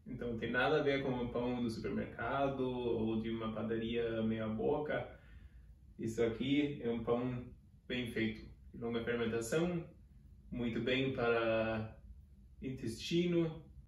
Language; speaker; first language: Portuguese; non-native, fluent; German